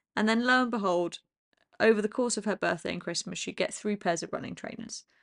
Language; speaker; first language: English; native; English